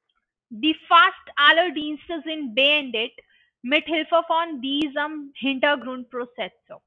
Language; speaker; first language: German; non-native, learner; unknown